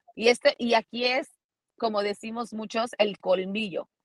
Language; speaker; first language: Spanish; early bilingual, heritage; Spanish